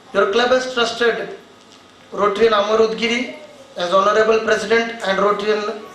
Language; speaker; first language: English; non-native, local second language; Marathi